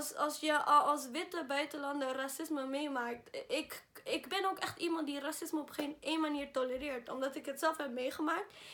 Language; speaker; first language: Dutch; early bilingual, other home language; Spanish